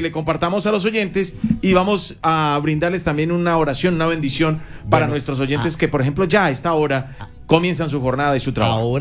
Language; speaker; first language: Spanish; native; Spanish